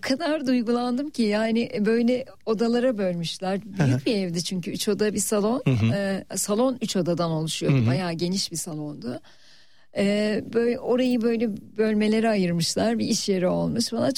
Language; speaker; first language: Turkish; native; Turkish